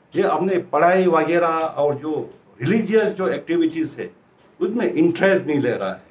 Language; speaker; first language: Hindi; non-native, local second language; Ladakhi